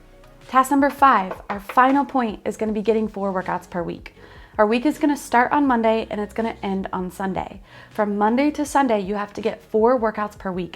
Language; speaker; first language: English; native; English